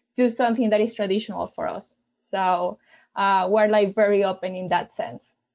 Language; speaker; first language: English; non-native, fluent; Spanish